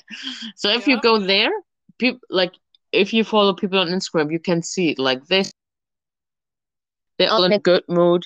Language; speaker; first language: English; non-native, fluent; German